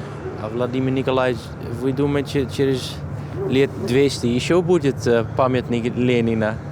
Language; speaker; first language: Russian; non-native, learner; Dutch